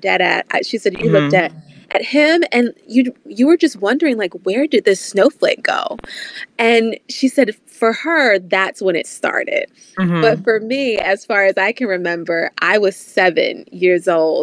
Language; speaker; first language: English; native; English